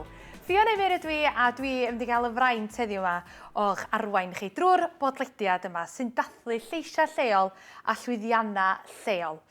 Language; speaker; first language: Welsh; native; Welsh